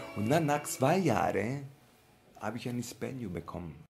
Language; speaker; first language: German; non-native, fluent; Italian